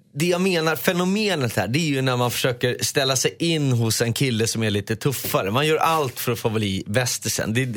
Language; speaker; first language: Swedish; native; Swedish